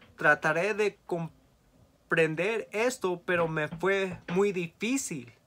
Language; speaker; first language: Spanish; early bilingual, heritage; Spanish